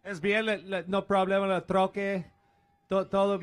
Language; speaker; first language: Spanish; non-native, learner; English